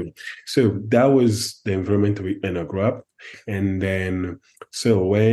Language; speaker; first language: English; non-native, fluent; French